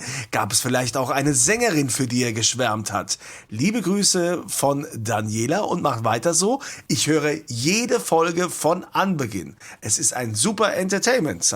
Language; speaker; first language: German; native; German